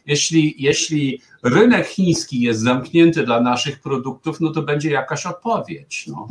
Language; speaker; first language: Polish; non-native, fluent; German